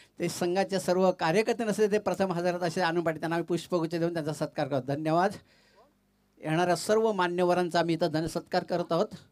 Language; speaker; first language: Marathi; native; Marathi